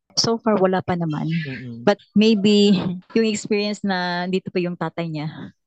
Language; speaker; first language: Filipino; native; Filipino